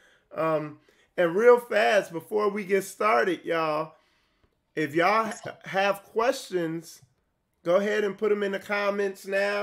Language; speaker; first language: English; native; English